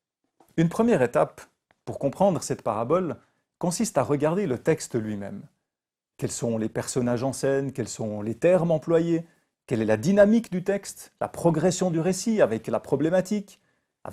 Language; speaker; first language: French; native; French